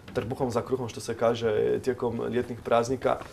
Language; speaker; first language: Croatian; non-native, fluent; Polish